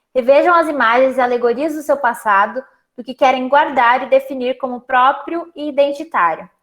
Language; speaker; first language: Portuguese; native; Portuguese